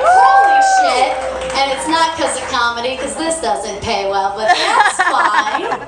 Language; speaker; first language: English; native; English